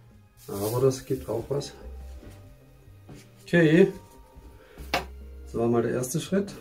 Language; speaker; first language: German; native; German